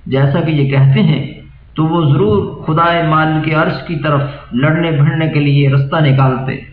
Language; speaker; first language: Urdu; native; Urdu